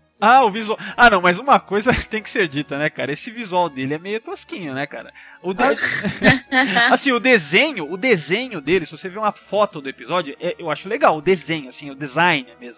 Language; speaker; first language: Portuguese; native; Portuguese